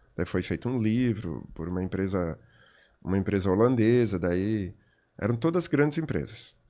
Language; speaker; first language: Portuguese; non-native, local second language; German